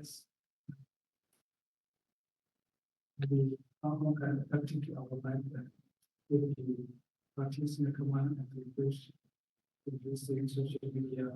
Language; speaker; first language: English; non-native, learner; Vietnamese